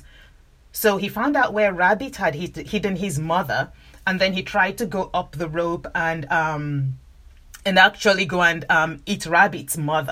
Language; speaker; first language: English; non-native, local second language; Yoruba